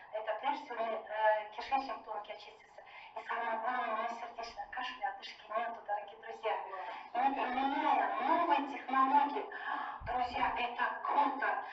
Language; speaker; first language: Russian; native; Russian